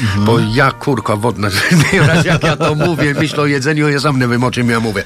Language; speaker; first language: Polish; non-native, fluent; English